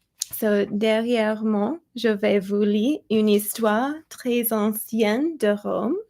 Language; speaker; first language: French; non-native, learner; English